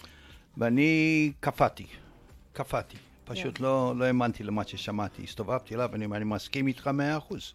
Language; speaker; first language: Hebrew; non-native, fluent; Romanian